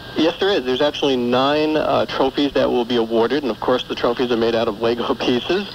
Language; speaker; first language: English; native; English